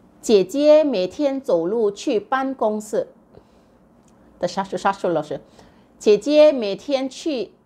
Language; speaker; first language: Chinese; non-native, local second language; Malay